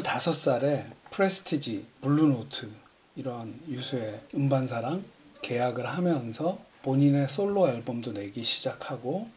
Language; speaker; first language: Korean; native; Korean